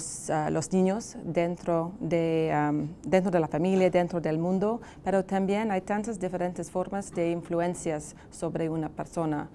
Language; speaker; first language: Spanish; non-native, fluent; English